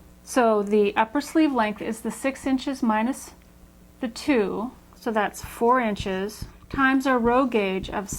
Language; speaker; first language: English; native; English